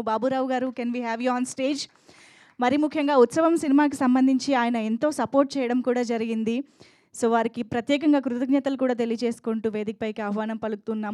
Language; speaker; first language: Telugu; native; Telugu